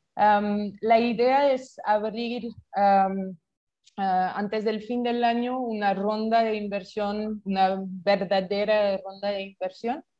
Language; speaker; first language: Spanish; non-native, fluent; French